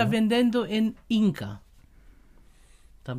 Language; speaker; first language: Spanish; non-native, fluent; German